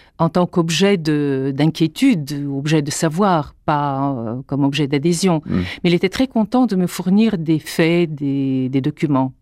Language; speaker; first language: French; non-native, fluent; Bulgarian